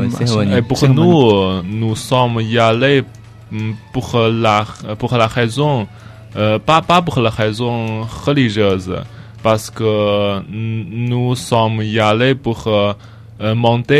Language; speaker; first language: French; non-native, learner; Chinese